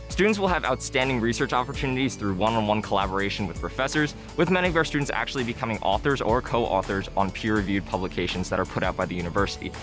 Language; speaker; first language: English; native; English